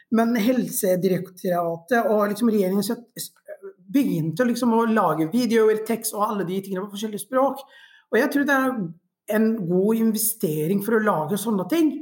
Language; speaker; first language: Norwegian; non-native, fluent; Somali